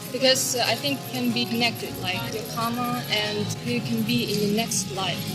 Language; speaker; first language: English; non-native, fluent; Russian